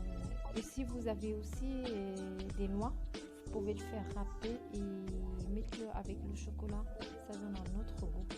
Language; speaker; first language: French; non-native, fluent; Arabic